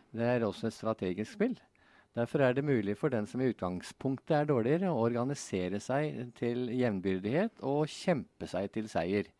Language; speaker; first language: Norwegian; native; Norwegian